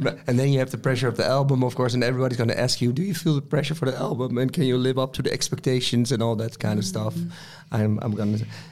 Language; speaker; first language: English; non-native, fluent; Dutch